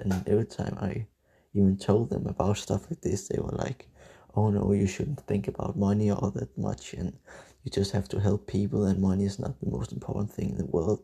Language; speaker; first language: English; non-native, fluent; Danish